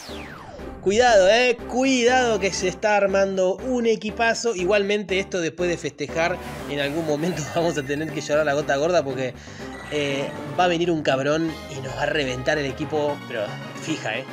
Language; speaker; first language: Spanish; native; Spanish